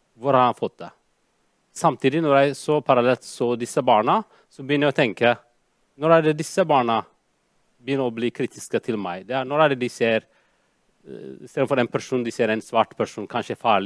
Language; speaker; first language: Norwegian; non-native, fluent; Amharic